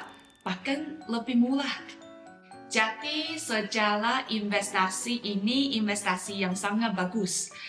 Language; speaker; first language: Indonesian; non-native, fluent; Chinese